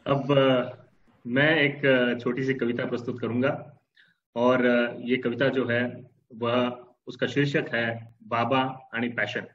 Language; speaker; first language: Hindi; non-native, local second language; Marathi